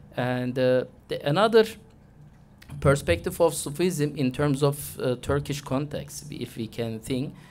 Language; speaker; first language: English; non-native, fluent; Turkish